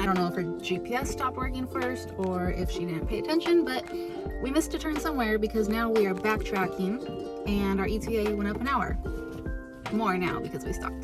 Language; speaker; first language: English; native; English